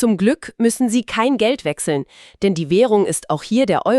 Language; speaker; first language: German; native; German